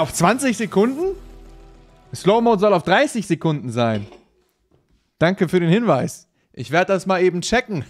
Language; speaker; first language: German; native; German